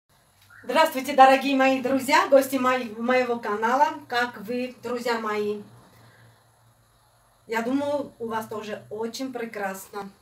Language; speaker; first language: Russian; non-native, fluent; Armenian